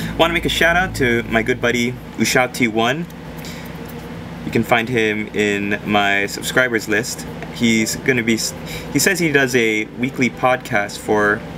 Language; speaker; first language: English; native; English